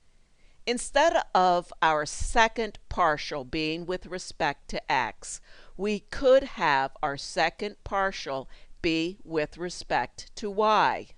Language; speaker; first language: English; native; English